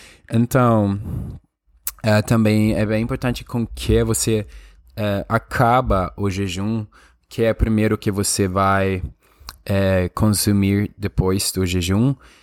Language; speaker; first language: Portuguese; non-native, fluent; Spanish